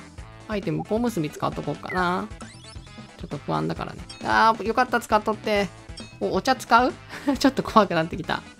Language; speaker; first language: Japanese; native; Japanese